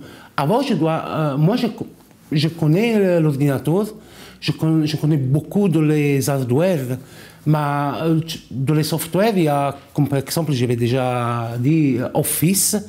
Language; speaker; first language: French; non-native, learner; Italian